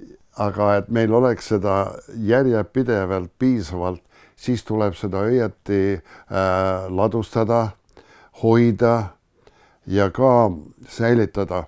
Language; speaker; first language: Estonian; non-native, fluent; English